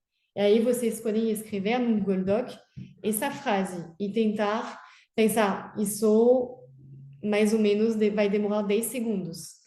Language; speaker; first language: Portuguese; non-native, fluent; French